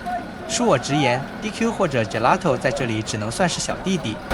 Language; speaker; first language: Chinese; native; Chinese